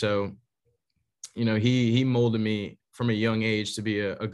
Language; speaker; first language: English; native; English